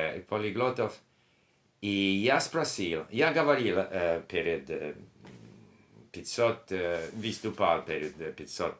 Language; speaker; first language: Russian; non-native, learner; English